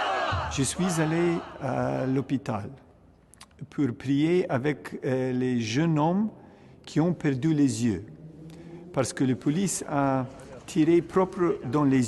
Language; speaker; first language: French; non-native, fluent; Ukrainian